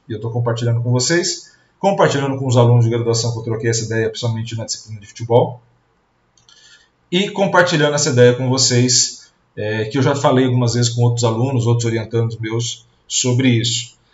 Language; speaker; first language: Portuguese; native; Portuguese